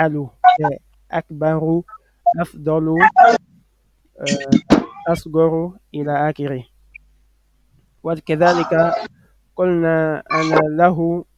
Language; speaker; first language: Arabic; non-native, fluent; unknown